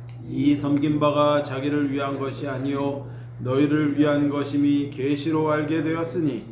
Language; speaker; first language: Korean; native; Korean